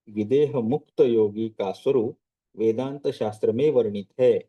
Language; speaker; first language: Hindi; non-native, local second language; Marathi